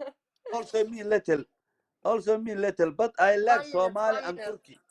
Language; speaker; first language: English; non-native, learner; Somali